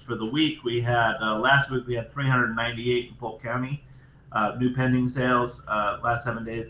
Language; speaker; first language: English; native; English